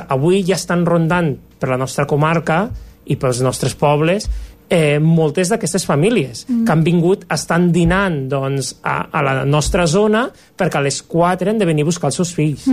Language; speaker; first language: Catalan; native; Catalan